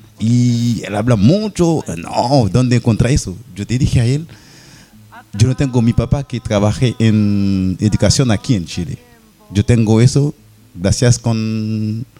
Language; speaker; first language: Spanish; non-native, learner; Haitian Creole